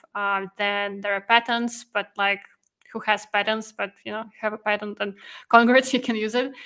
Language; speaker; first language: English; non-native, fluent; Russian